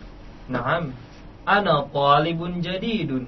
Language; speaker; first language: Arabic; non-native, learner; Indonesian